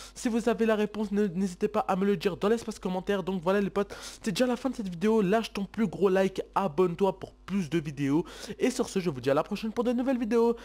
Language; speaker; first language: French; native; French